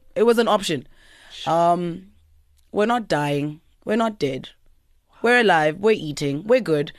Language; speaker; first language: English; native; English